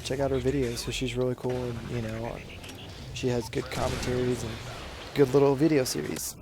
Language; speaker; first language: English; native; English